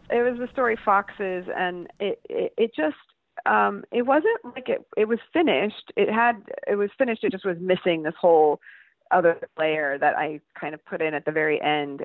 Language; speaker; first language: English; native; English